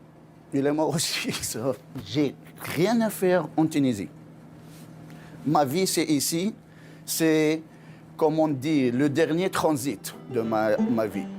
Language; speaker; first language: French; non-native, local second language; Arabic